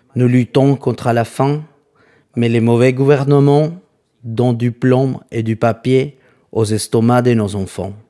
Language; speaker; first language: French; non-native, fluent; Spanish